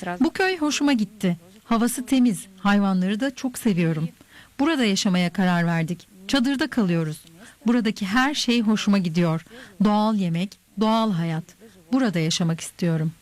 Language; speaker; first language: Turkish; non-native, fluent; Russian